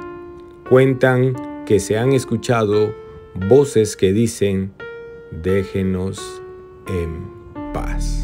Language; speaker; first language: Spanish; native; Spanish